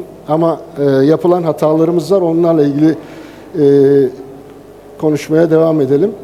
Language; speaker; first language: Turkish; native; Turkish